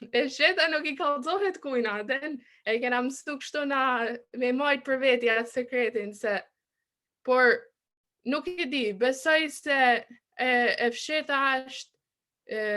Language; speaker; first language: Albanian; early bilingual, other home language; English